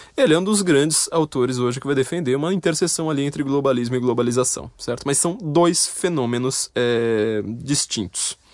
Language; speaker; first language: Portuguese; native; Portuguese